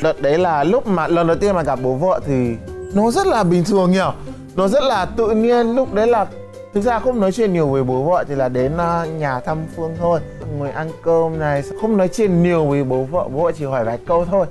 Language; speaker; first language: Vietnamese; non-native, fluent; Yoruba